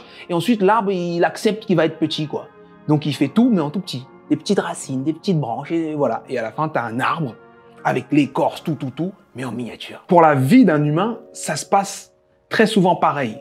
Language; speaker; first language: French; native; French